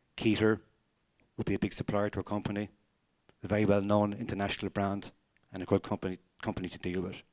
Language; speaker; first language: English; native; English